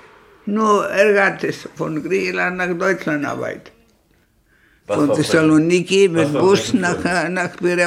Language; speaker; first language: German; non-native, learner; Greek